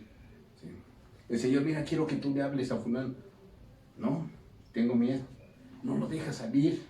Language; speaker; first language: Spanish; native; Spanish